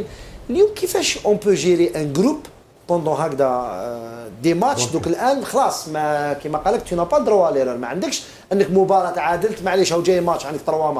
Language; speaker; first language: Arabic; native; Arabic